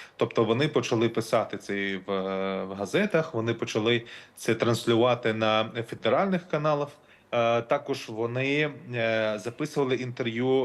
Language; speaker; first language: Ukrainian; non-native, local second language; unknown